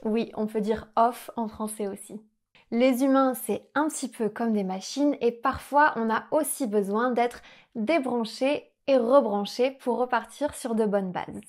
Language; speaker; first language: French; native; French